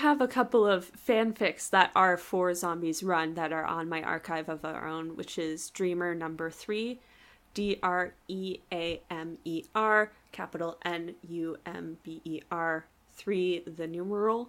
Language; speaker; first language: English; native; English